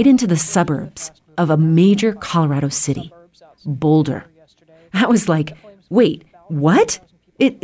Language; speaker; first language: English; native; English